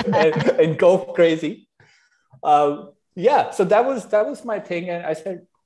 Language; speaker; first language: English; non-native, local second language; Hindi